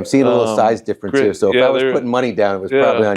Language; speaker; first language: English; native; English